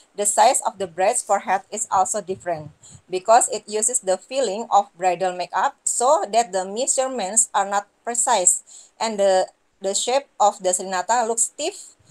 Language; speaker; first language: English; non-native, learner; Indonesian